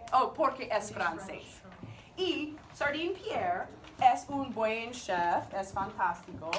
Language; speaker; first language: Spanish; non-native, learner; English